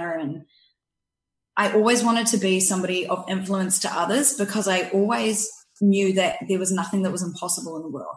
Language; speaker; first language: English; native; English